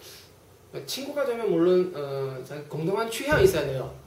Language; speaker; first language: Korean; non-native, fluent; Chinese